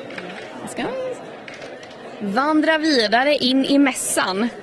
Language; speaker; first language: Swedish; native; Swedish